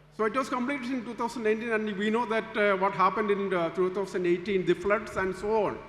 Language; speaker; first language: English; non-native, local second language; Malayalam